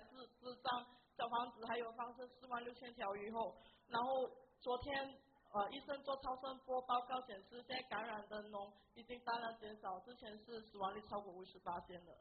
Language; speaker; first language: Chinese; native; Chinese